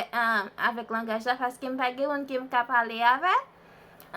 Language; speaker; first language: French; non-native, learner; Haitian Creole